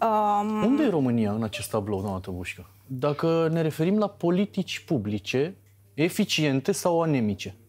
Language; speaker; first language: Romanian; native; Romanian